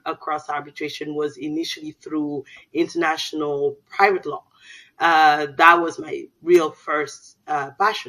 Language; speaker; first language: English; non-native, fluent; Soninke